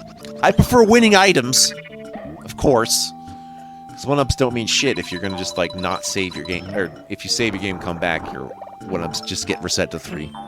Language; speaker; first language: English; native; English